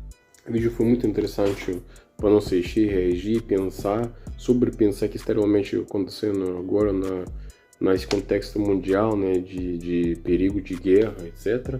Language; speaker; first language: Portuguese; non-native, learner; Russian